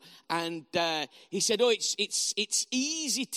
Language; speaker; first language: English; native; English